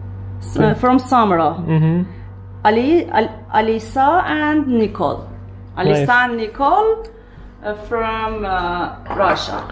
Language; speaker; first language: English; non-native, learner; Persian